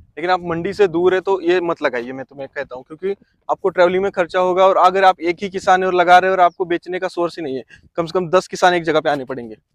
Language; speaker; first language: Hindi; non-native, local second language; Marathi